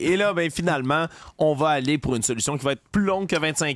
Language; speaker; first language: French; native; French